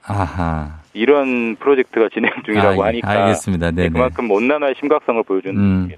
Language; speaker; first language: Korean; native; Korean